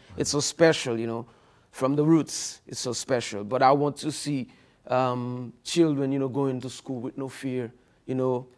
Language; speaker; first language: English; non-native, fluent; Haitian Creole